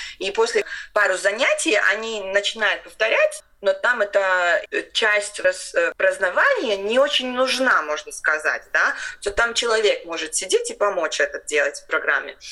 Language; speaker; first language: Russian; non-native, local second language; Latvian